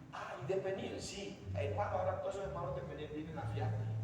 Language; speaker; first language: Spanish; native; Spanish